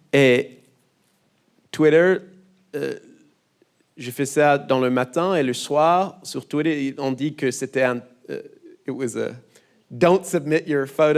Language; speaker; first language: French; non-native, learner; English